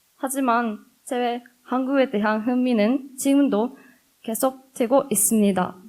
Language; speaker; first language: Korean; non-native, fluent; Japanese